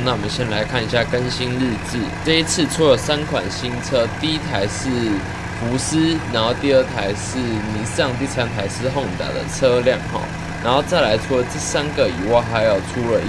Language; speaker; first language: Chinese; native; Chinese